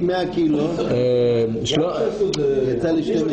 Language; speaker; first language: Hebrew; native; Hebrew